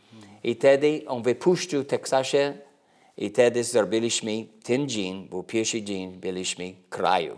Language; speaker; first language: Polish; early bilingual, heritage; English